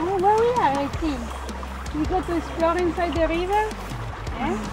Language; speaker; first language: English; non-native, learner; Italian